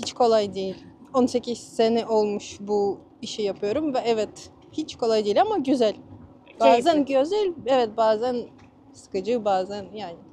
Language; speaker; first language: Turkish; non-native, fluent; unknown